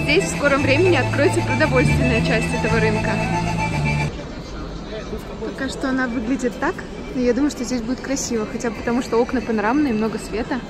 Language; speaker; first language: Russian; native; Russian